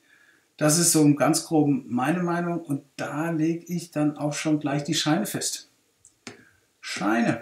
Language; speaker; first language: German; native; German